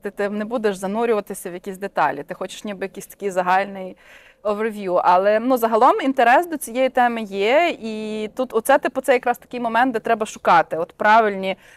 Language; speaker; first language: Ukrainian; native; Ukrainian